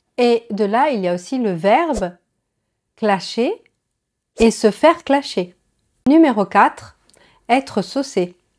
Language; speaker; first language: French; native; French